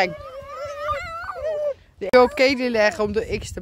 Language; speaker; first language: Dutch; native; Dutch